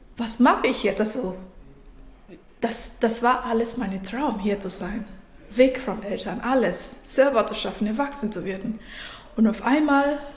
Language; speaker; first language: German; non-native, fluent; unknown